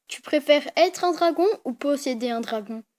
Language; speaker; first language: French; native; French